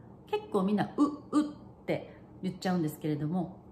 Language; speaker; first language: Japanese; early bilingual, heritage; Japanese